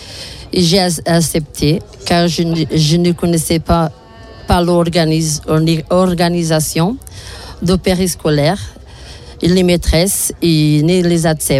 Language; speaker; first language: French; non-native, learner; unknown